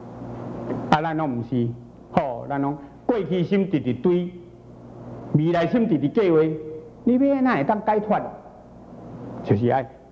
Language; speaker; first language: Chinese; native; Chinese